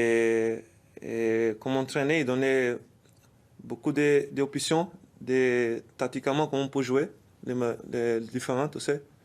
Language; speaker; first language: French; non-native, fluent; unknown